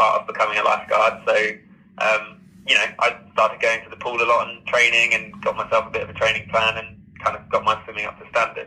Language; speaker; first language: English; native; English